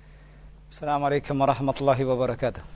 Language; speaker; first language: Arabic; non-native, fluent; Indonesian